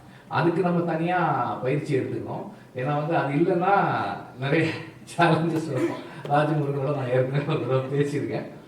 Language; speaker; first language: Tamil; native; Tamil